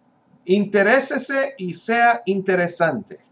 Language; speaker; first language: Spanish; non-native, fluent; English